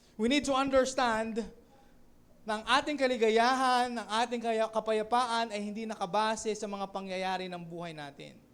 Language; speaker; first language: Filipino; native; Filipino